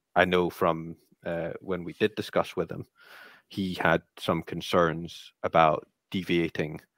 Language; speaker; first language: English; native; English